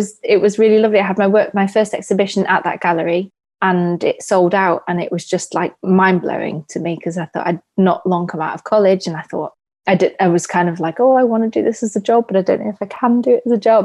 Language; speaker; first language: English; native; English